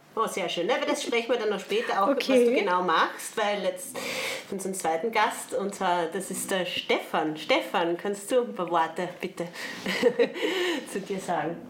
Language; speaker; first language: German; native; German